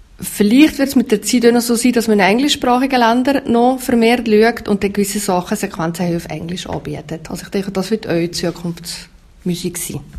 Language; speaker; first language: German; native; German